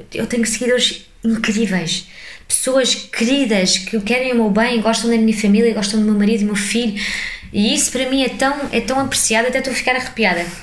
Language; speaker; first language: Portuguese; early bilingual, heritage; English